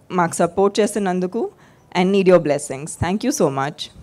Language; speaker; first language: Telugu; non-native, fluent; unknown